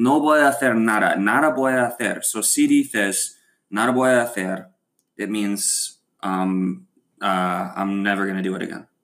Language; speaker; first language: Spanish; non-native, learner; English